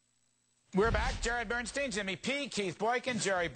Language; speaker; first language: English; native; English